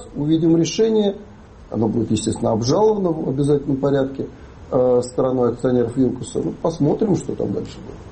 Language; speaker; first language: Russian; native; Russian